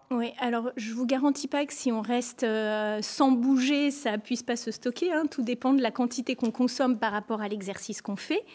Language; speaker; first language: French; native; French